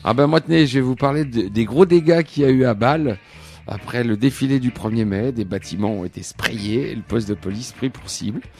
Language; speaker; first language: French; native; French